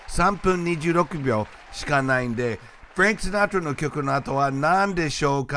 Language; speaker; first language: Japanese; non-native, fluent; English